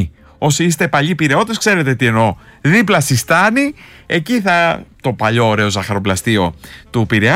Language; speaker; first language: Greek; native; Greek